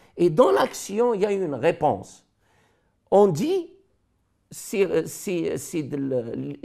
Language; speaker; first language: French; non-native, local second language; Arabic